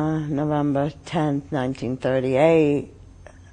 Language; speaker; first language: English; early bilingual, other home language; German